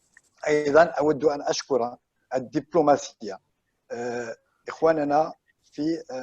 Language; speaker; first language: Arabic; native; Arabic